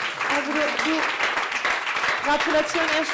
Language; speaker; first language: German; native; German